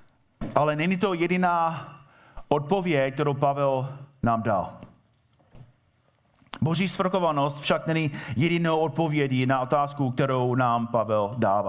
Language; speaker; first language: Czech; non-native, fluent; English